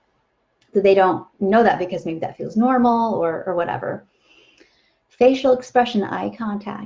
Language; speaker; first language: English; native; English